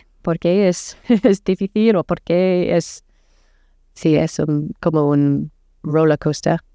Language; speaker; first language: Spanish; non-native, learner; English